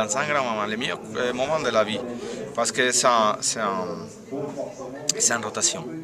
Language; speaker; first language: French; non-native, learner; Spanish